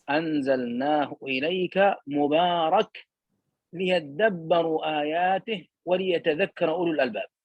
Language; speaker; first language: Arabic; native; Arabic